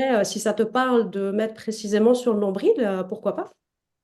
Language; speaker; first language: French; native; French